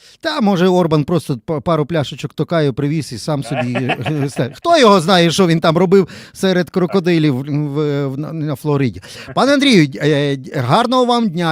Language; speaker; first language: Ukrainian; native; Ukrainian